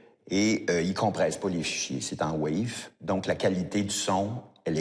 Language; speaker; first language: French; native; French